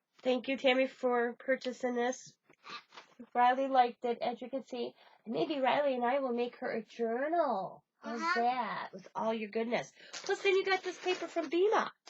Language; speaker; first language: English; native; English